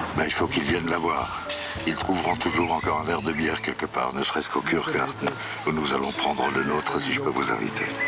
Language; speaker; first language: French; native; French